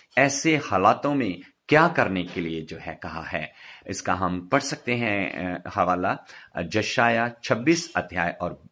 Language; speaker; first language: Hindi; non-native, local second language; Punjabi